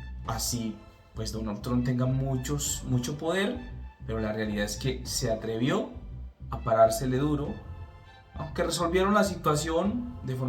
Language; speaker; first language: Spanish; native; Spanish